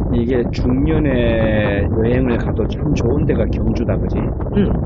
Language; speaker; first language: Korean; native; Korean